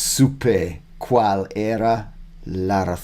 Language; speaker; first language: Spanish; non-native, learner; English